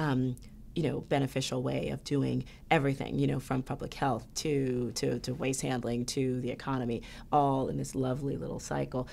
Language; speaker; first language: English; native; English